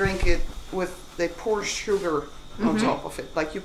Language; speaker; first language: English; non-native, learner; Italian